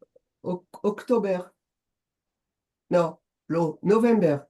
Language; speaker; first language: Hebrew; non-native, learner; French